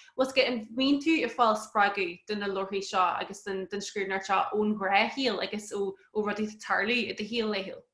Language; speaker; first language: Irish; native; Irish